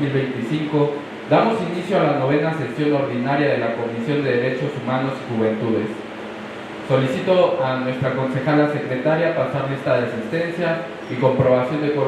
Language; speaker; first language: Spanish; native; Spanish